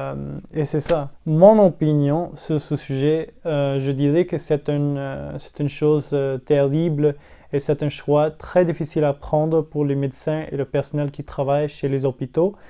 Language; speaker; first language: French; non-native, learner; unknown